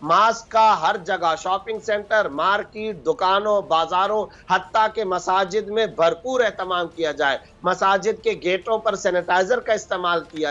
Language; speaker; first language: Urdu; native; Urdu